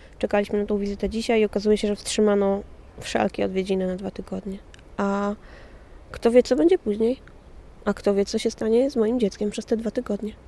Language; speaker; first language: Polish; native; Polish